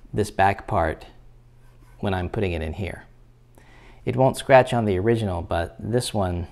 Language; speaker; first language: English; native; English